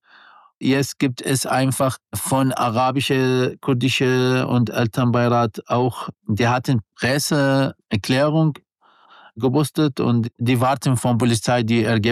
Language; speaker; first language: German; non-native, learner; Arabic